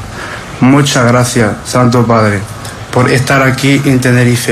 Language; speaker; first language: Spanish; non-native, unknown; Arabic